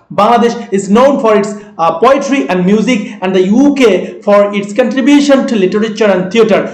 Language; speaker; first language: English; non-native, local second language; Bangla